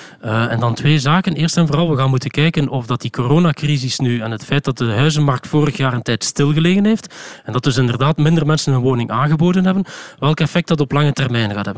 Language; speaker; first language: Dutch; native; Dutch